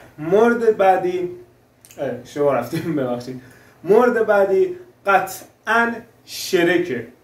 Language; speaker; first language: Persian; non-native, local second language; Pashto